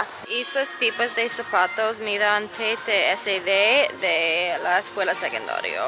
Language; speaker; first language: Spanish; non-native, learner; English